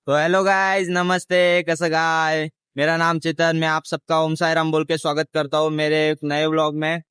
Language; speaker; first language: Hindi; non-native, local second language; Marathi